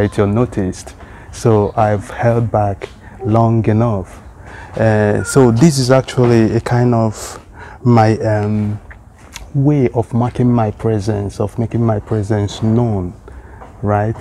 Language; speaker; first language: English; non-native, local second language; Igbo